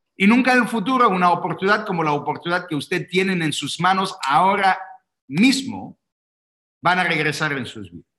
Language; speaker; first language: Spanish; non-native, fluent; English